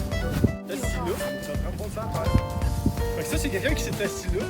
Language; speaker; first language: French; native; French